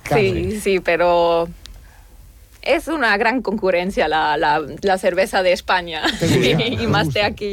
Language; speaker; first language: Spanish; non-native, fluent; German